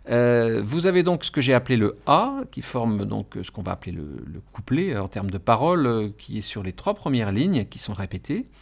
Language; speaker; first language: French; native; French